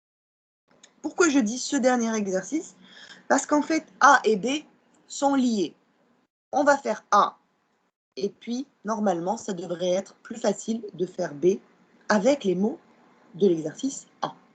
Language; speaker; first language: French; non-native, local second language; Arabic